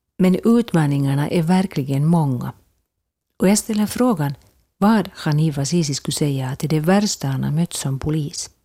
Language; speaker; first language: Swedish; native; Swedish